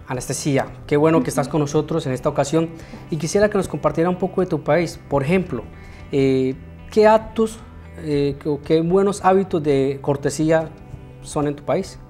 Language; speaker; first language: Spanish; native; Spanish